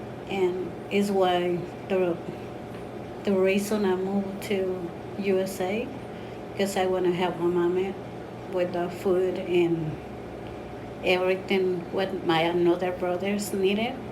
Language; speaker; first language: English; non-native, learner; Spanish